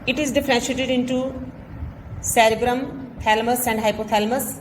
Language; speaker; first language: English; non-native, local second language; Punjabi